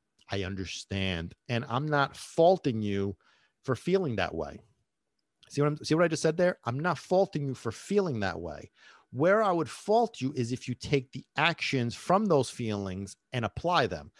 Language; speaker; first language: English; early bilingual, other home language; Italian